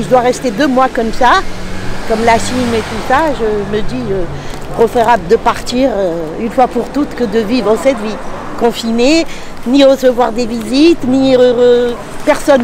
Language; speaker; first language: French; native; French